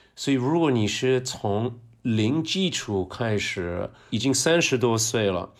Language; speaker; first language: Chinese; non-native, fluent; English